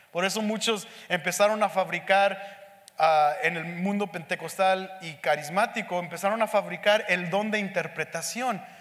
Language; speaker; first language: Spanish; early bilingual, heritage; Spanish